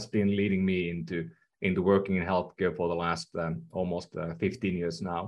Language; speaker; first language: English; non-native, fluent; Finnish